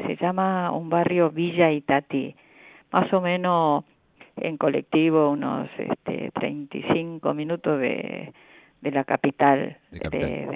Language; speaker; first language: Spanish; non-native, fluent; Korean